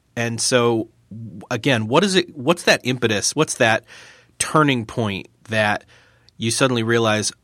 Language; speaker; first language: English; native; English